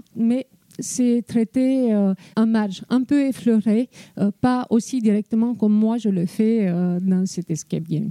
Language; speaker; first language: French; non-native, fluent; Romanian